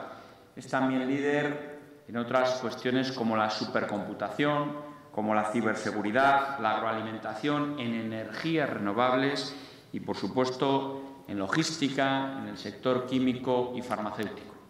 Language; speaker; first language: Spanish; native; Spanish